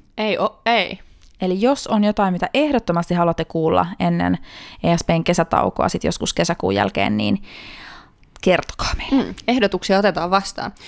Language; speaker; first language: Finnish; early bilingual, heritage; Finnish